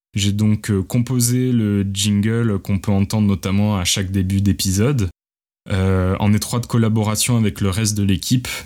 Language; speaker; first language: French; native; French